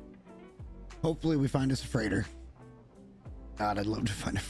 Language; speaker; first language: English; native; English